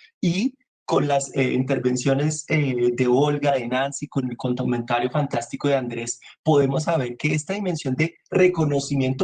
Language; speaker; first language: Spanish; native; Spanish